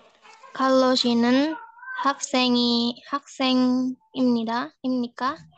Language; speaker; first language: Korean; non-native, learner; Indonesian